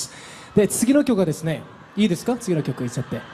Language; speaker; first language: Japanese; non-native, fluent; Korean